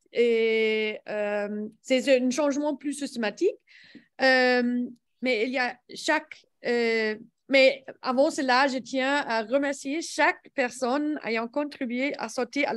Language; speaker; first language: French; non-native, learner; English